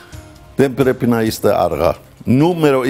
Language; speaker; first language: Greek; non-native, fluent; Persian